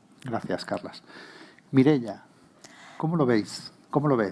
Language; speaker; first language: Spanish; native; Spanish